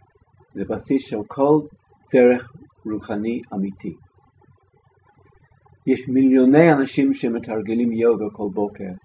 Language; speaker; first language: Hebrew; non-native, fluent; English